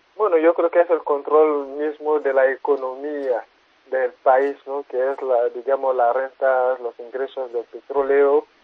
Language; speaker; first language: Spanish; non-native, fluent; French